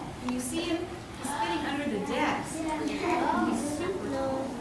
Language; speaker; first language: English; native; English